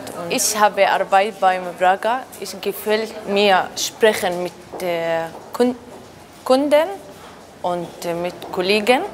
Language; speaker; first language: German; non-native, learner; Arabic